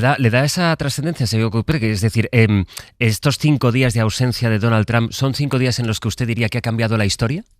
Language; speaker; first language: Spanish; native; Spanish